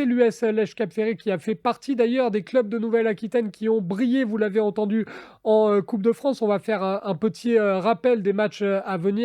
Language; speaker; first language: French; native; French